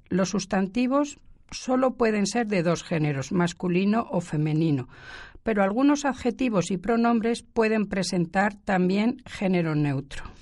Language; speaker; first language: Spanish; native; Spanish